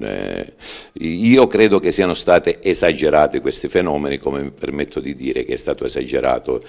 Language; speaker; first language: Italian; native; Italian